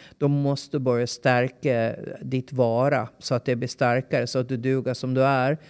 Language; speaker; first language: Swedish; native; Swedish